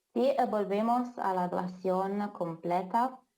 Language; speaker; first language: Spanish; non-native, fluent; Italian